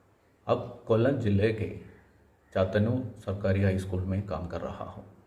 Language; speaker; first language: Hindi; non-native, local second language; Malayalam